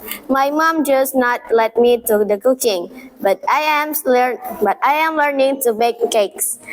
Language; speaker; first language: English; non-native, learner; Indonesian